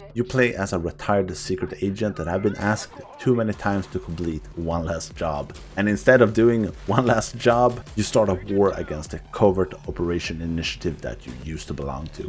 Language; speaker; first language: English; non-native, fluent; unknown